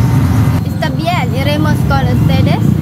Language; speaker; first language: Spanish; non-native, learner; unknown